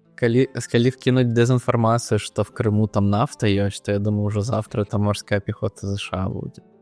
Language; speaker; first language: Belarusian; non-native, local second language; Russian